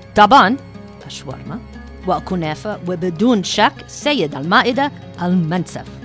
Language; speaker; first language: Arabic; non-native, fluent; English